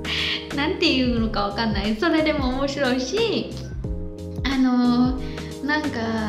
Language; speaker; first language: Japanese; non-native, fluent; Khmer